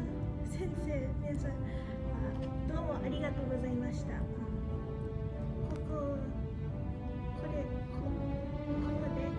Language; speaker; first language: Japanese; non-native, learner; English